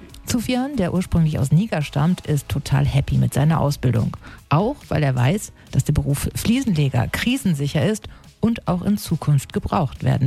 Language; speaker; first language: German; native; German